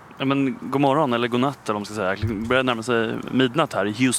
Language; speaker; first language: Swedish; native; Swedish